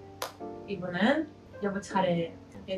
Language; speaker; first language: Korean; non-native, learner; Dutch